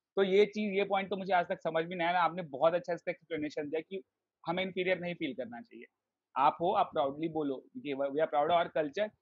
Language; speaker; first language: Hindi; native; Hindi